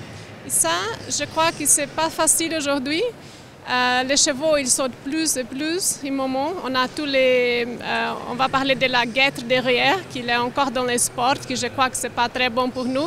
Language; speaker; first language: French; non-native, learner; Portuguese